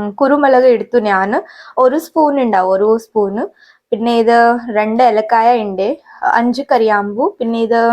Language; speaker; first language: Malayalam; non-native, local second language; Hindi